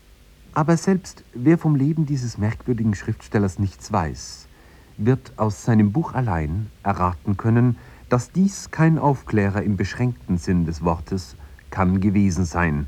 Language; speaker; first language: German; native; German